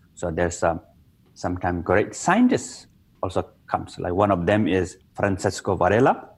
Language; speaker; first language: English; non-native, local second language; Tibetan